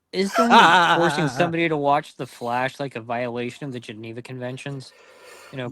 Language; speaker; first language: English; native; English